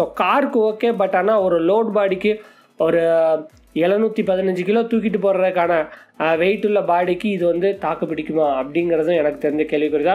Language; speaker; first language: Tamil; native; Tamil